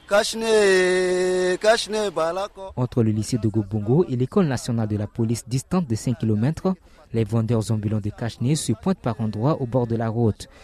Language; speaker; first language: French; non-native, local second language; Sango